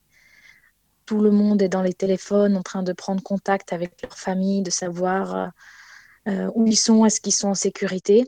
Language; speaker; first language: French; non-native, fluent; Ukrainian